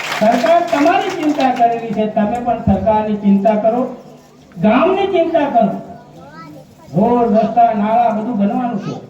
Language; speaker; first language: Gujarati; non-native, local second language; Rathawi